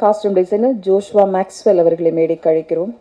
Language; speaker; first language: Tamil; native; Tamil